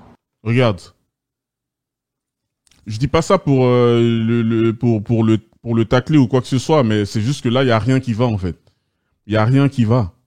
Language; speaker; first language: French; native; French